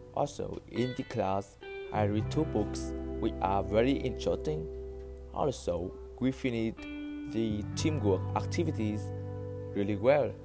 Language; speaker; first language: English; non-native, learner; Vietnamese